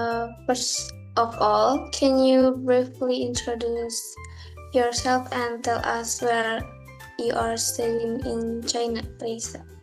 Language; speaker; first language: English; non-native, learner; Indonesian